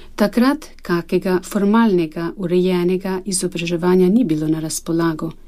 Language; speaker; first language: Slovenian; non-native, fluent; Albanian